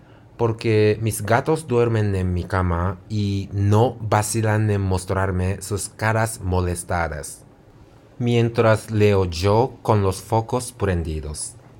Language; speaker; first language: Spanish; non-native, fluent; Japanese